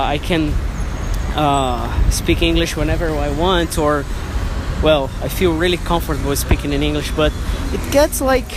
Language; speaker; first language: English; non-native, fluent; Portuguese